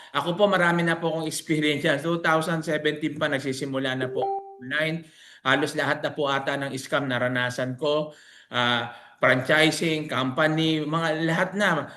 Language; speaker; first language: Filipino; native; Filipino